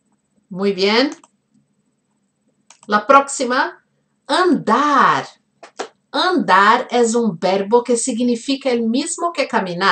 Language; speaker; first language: Spanish; non-native, fluent; Portuguese